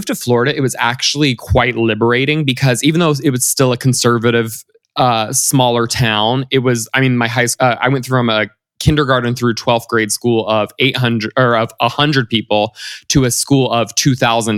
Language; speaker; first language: English; native; English